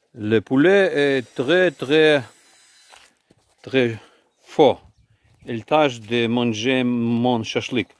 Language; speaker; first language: French; non-native, learner; Ukrainian